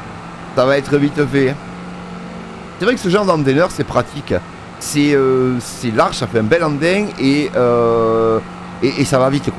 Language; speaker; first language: French; native; French